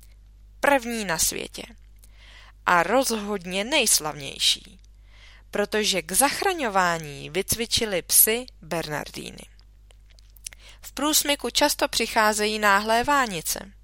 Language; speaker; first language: Czech; native; Czech